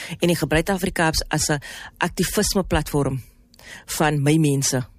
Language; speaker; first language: Afrikaans; non-native, local second language; English